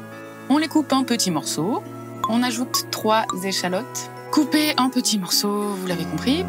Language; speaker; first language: French; native; French